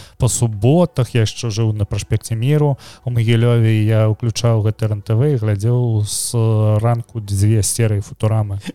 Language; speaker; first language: Belarusian; non-native, local second language; Russian